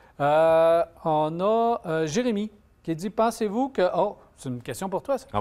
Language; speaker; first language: French; native; French